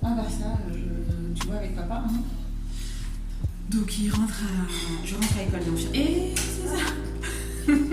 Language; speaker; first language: French; native; French